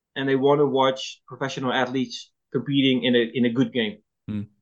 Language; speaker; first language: English; non-native, fluent; Dutch